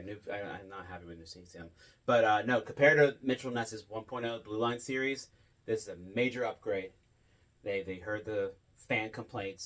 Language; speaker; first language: English; native; English